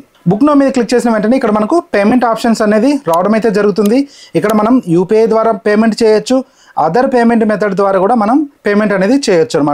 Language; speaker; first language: Telugu; native; Telugu